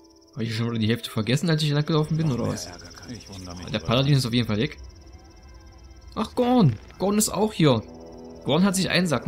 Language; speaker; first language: German; native; German